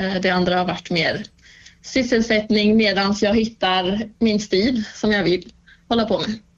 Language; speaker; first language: Swedish; native; Swedish